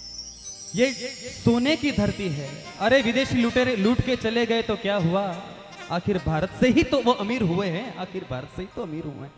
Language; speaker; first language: Hindi; native; Hindi